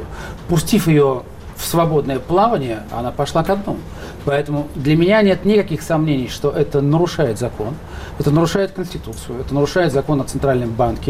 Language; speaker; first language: Russian; native; Russian